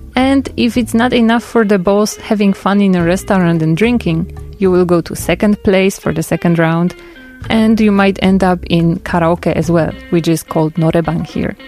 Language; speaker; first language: English; non-native, fluent; Polish